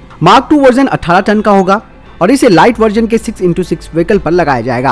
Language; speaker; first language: Hindi; native; Hindi